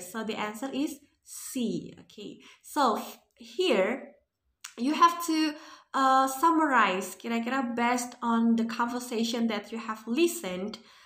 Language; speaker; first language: English; non-native, fluent; Indonesian